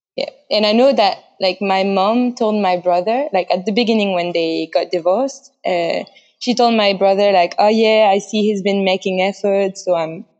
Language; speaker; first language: English; non-native, fluent; French